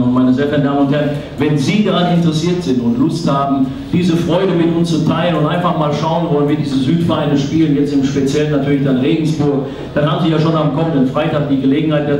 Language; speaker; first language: German; native; German